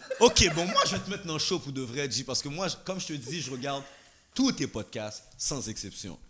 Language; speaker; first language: French; native; French